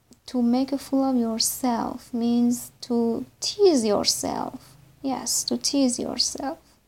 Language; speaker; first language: English; non-native, fluent; Persian